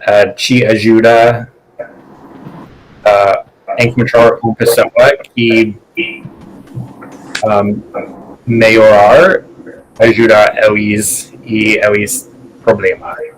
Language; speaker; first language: Portuguese; non-native, learner; English